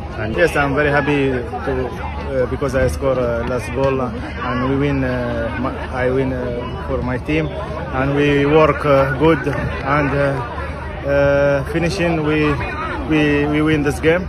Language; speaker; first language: English; non-native, learner; Arabic